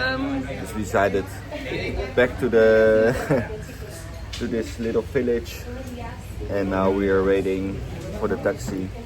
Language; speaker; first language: English; non-native, learner; Dutch